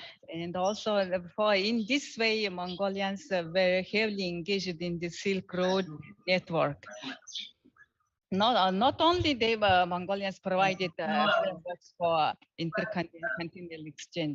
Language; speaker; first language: English; non-native, learner; Mongolian